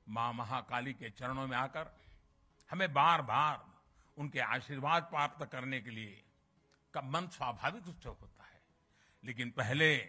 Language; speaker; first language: Hindi; native; Hindi